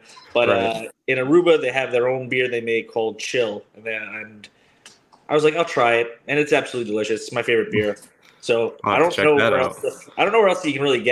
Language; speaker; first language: English; native; English